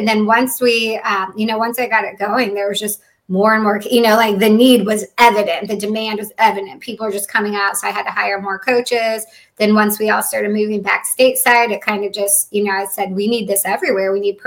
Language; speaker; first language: English; native; English